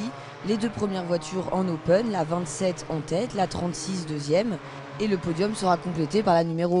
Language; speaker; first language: French; native; French